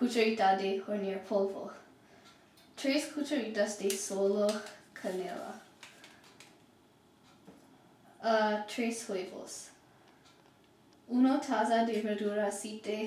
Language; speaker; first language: Spanish; non-native, learner; English